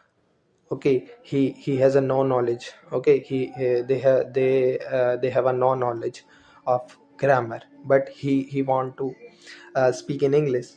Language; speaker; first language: English; non-native, learner; Hindi